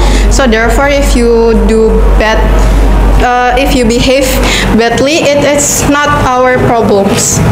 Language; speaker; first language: English; non-native, learner; Indonesian